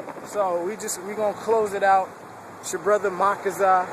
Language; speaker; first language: English; native; English